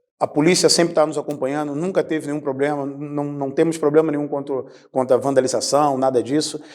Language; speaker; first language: Portuguese; native; Portuguese